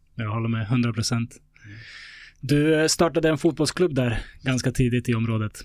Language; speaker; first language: Swedish; early bilingual, other home language; Bosnian